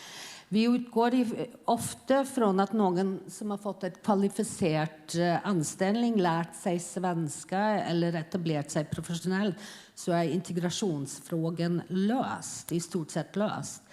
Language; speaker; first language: Swedish; non-native, fluent; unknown